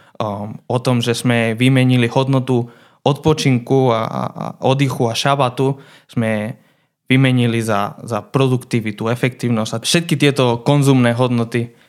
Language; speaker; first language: Slovak; non-native, fluent; Spanish